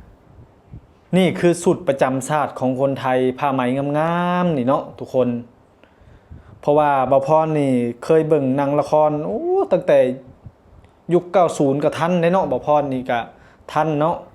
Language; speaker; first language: Thai; non-native, local second language; Northeastern Thai